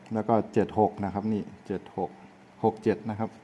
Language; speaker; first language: Thai; native; Thai